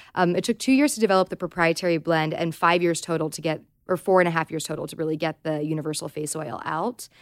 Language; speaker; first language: English; native; English